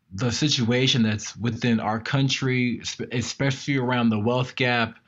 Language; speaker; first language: English; native; English